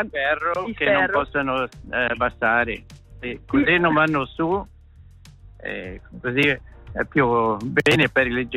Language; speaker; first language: Italian; non-native, local second language; German